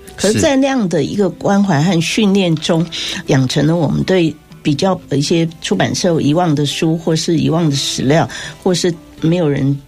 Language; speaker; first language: Chinese; native; Chinese